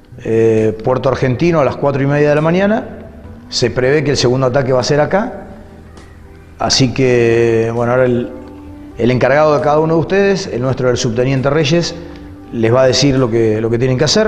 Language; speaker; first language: Spanish; native; Spanish